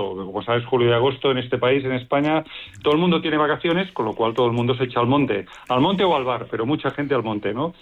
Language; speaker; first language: Spanish; native; Spanish